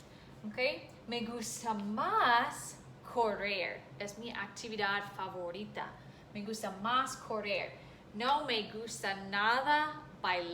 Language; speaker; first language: Spanish; non-native, fluent; English